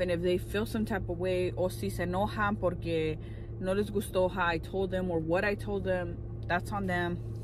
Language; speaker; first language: English; early bilingual, other home language; Spanish